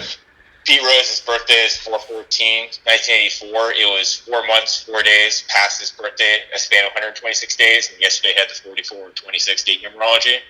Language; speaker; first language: English; native; English